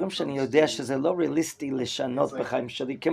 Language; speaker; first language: Hebrew; non-native, fluent; English